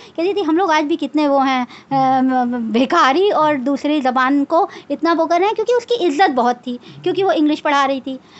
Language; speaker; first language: Hindi; native; Hindi